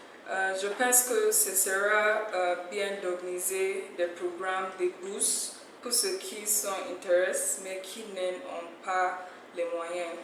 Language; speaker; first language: French; non-native, fluent; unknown